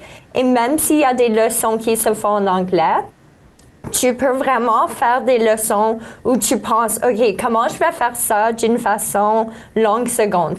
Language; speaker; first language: French; native; French